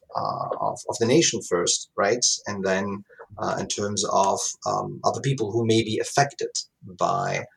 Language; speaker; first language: English; non-native, fluent; Italian